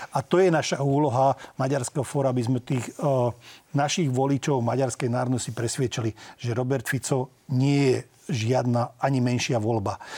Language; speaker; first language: Slovak; non-native, local second language; Hungarian